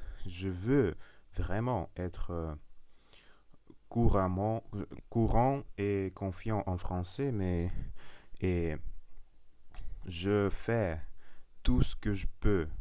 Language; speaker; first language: French; non-native, learner; Russian